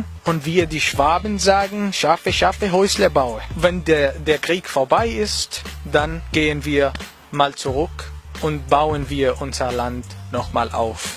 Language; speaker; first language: German; non-native, learner; Arabic